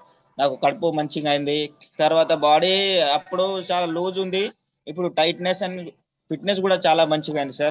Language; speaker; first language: Telugu; non-native, local second language; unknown